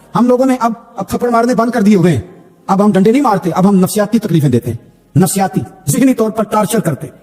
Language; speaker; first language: Urdu; non-native, local second language; Punjabi